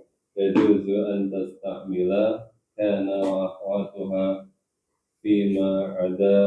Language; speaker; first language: Arabic; non-native, learner; Indonesian